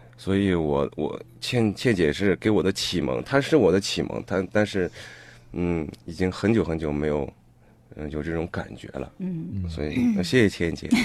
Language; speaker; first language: Chinese; native; Chinese